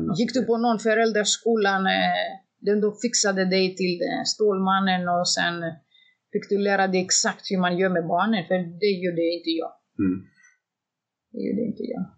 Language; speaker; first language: Swedish; non-native, fluent; Greek